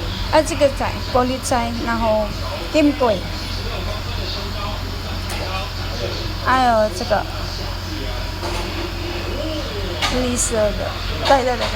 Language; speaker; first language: Chinese; non-native, learner; Filipino